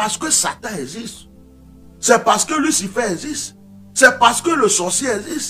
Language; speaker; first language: French; non-native, local second language; Baoulé